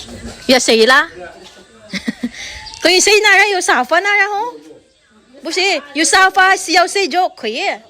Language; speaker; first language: Chinese; non-native, learner; Hiligaynon